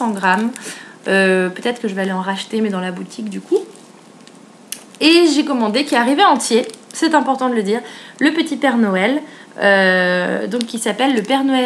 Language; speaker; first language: French; native; French